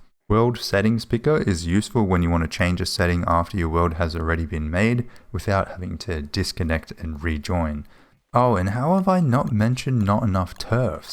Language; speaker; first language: English; native; English